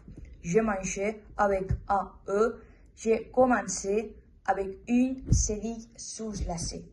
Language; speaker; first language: French; non-native, learner; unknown